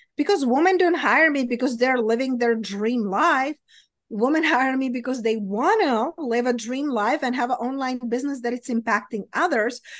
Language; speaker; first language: English; non-native, fluent; Czech